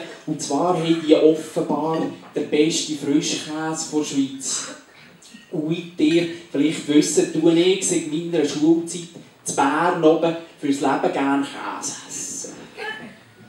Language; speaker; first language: German; native; German